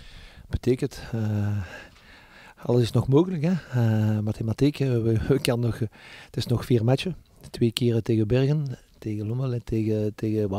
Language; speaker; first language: Dutch; non-native, local second language; French